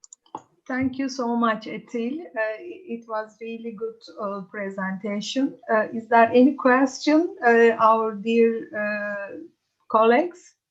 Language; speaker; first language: English; non-native, fluent; Turkish